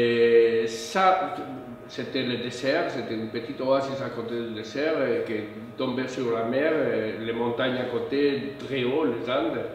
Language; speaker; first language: French; non-native, fluent; Spanish